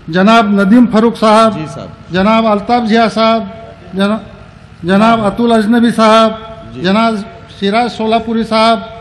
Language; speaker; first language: Hindi; non-native, local second language; Marathi